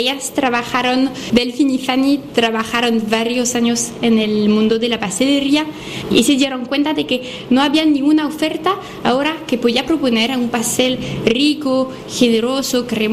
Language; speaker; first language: Spanish; non-native, fluent; French